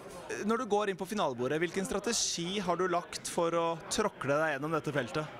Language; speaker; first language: Norwegian; native; Norwegian